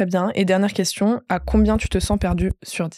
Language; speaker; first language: French; native; French